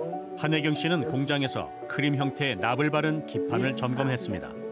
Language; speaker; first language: Korean; native; Korean